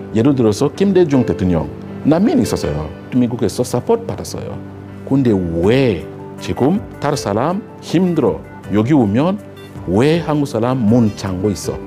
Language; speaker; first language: Korean; non-native, learner; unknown